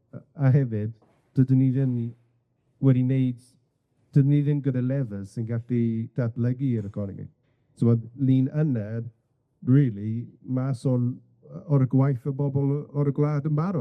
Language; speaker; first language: Welsh; non-native, fluent; English